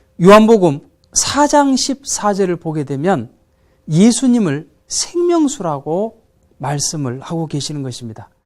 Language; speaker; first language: Korean; native; Korean